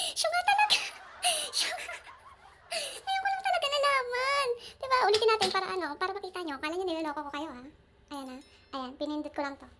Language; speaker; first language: Filipino; native; Filipino